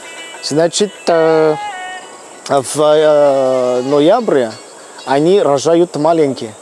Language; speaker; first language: Russian; non-native, learner; Malagasy